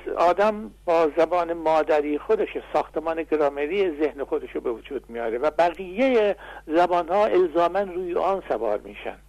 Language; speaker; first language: Persian; non-native, local second language; Azerbaijani